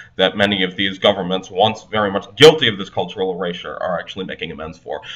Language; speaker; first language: English; native; English